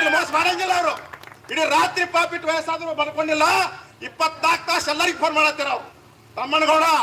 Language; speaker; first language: Kannada; native; Kannada